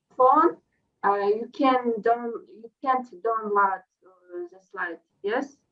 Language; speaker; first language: English; non-native, fluent; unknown